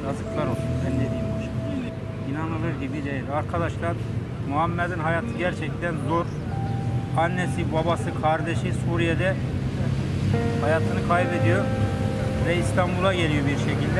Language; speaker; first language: Turkish; native; Turkish